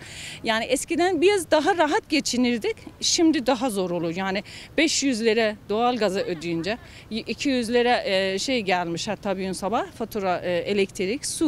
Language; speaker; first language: Turkish; non-native, learner; Azerbaijani